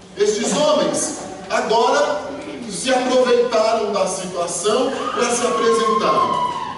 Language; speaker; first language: Portuguese; native; Portuguese